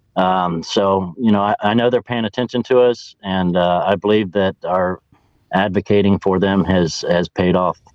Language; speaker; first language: English; native; English